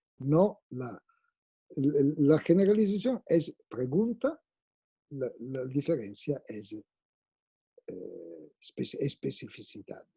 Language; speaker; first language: Spanish; non-native, fluent; Italian